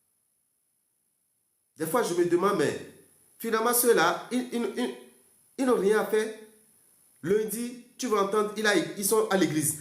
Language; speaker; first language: French; non-native, local second language; Fon